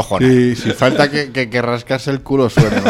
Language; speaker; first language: Spanish; native; Spanish